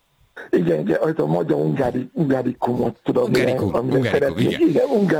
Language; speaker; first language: Hungarian; non-native, fluent; Yoruba